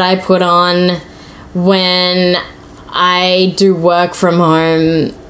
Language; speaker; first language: English; native; English